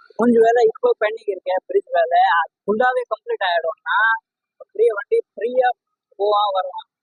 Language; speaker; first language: Tamil; non-native, learner; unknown